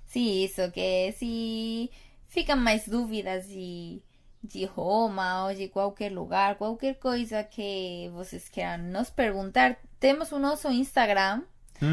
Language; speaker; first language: Portuguese; non-native, fluent; Spanish